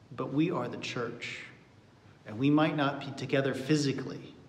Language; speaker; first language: English; native; English